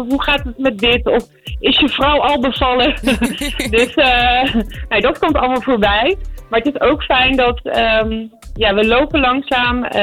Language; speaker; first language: Dutch; native; Dutch